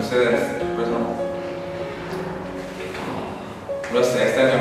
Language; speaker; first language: Spanish; non-native, learner; Korean